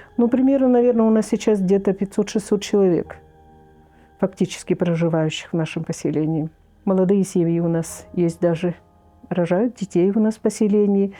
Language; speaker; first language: Russian; native; Russian